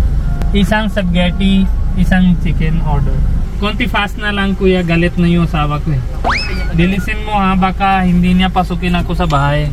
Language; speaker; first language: Filipino; non-native, learner; Punjabi